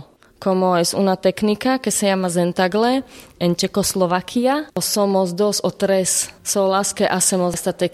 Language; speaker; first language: Spanish; non-native, learner; Slovak